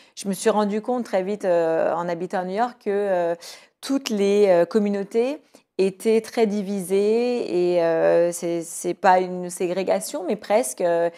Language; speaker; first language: French; native; French